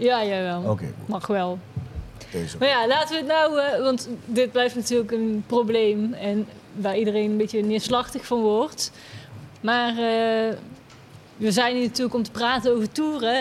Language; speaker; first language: Dutch; native; Dutch